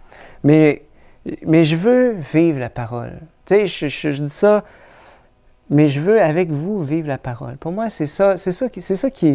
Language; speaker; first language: French; native; French